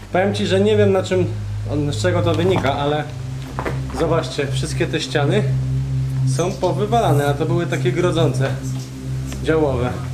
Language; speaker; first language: Polish; native; Polish